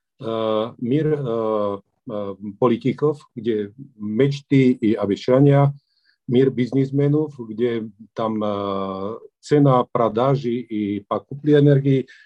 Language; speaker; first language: Russian; non-native, fluent; Slovak